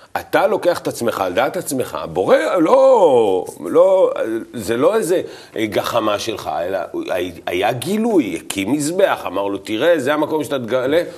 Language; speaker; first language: Hebrew; native; Hebrew